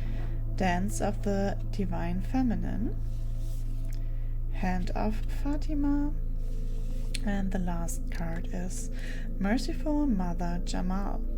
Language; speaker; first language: English; non-native, fluent; German